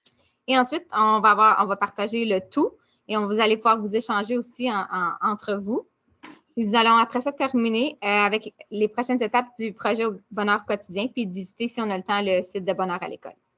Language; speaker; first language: French; native; French